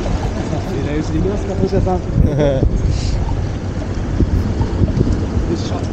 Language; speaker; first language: Japanese; native; Japanese